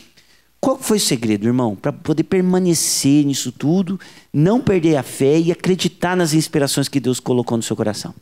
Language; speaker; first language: Portuguese; native; Portuguese